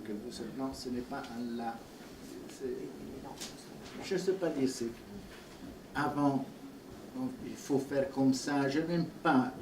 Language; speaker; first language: French; non-native, fluent; Italian